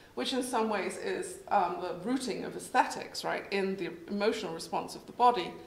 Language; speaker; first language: English; native; English